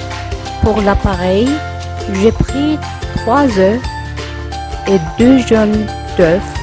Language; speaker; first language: French; non-native, learner; Korean